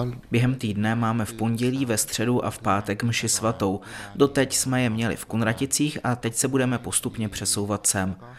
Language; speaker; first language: Czech; non-native, fluent; Vietnamese